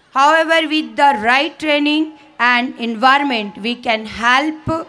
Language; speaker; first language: English; non-native, local second language; Hindi